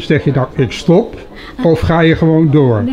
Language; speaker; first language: Dutch; native; Dutch